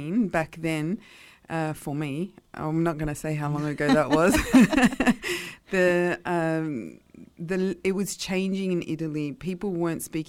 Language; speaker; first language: English; non-native, local second language; Italian